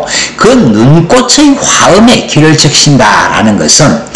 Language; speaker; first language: Korean; native; Korean